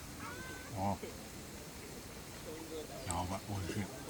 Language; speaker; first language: Japanese; native; Japanese